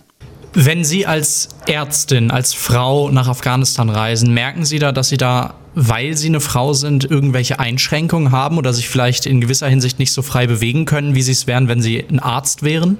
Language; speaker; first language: German; native; German